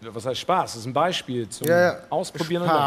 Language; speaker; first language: German; native; German